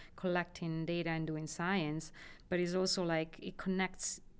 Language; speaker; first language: English; non-native, fluent; Italian